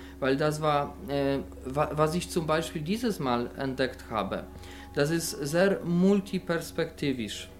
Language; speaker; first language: German; non-native, learner; Polish